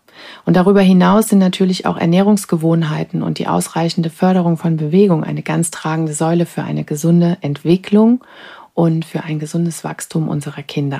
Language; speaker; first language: German; native; German